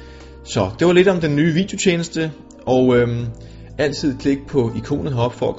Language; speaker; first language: Danish; native; Danish